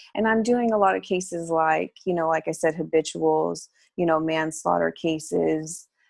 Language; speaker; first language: English; native; English